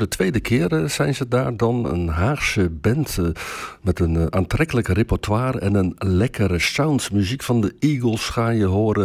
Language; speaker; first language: Dutch; native; Dutch